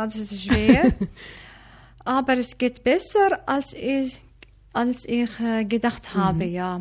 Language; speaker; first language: German; non-native, learner; Arabic